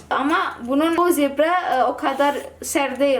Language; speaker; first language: Turkish; non-native, learner; Indonesian